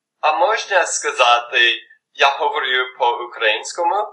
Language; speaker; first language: Ukrainian; non-native, learner; English